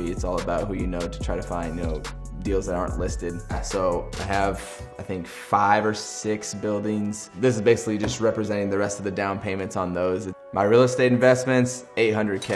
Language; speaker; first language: English; native; English